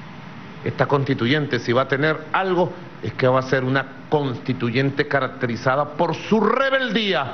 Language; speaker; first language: Spanish; native; Spanish